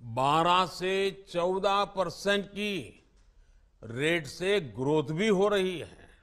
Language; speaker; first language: Hindi; non-native, local second language; Gujarati